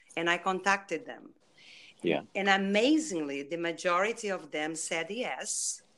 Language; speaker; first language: English; non-native, fluent; Portuguese